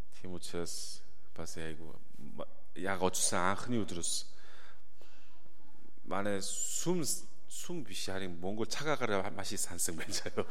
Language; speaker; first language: Mongolian; non-native, fluent; Korean